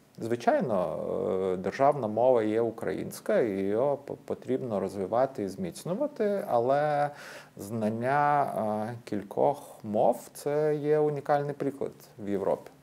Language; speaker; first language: Ukrainian; non-native, fluent; Lithuanian